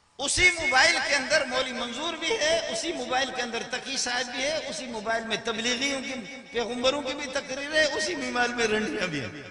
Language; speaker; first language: Urdu; non-native, local second language; Brahui